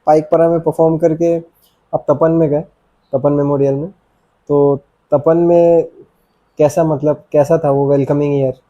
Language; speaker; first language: Hindi; non-native, local second language; Bangla